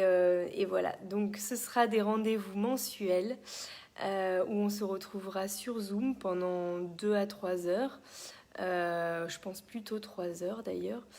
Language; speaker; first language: French; native; French